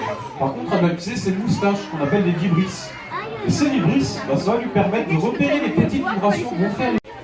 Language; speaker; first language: French; native; French